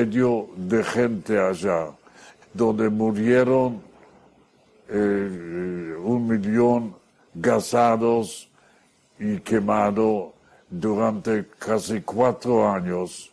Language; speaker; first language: Spanish; non-native, fluent; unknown